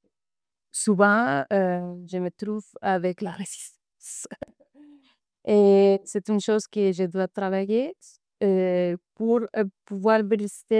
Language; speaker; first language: French; non-native, fluent; Spanish